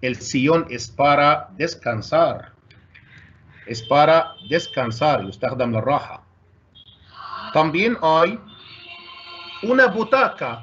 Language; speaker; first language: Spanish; non-native, fluent; Arabic